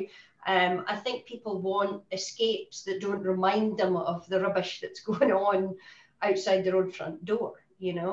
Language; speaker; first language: English; native; English